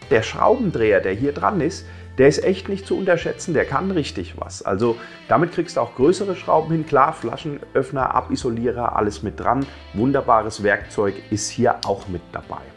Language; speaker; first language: German; native; German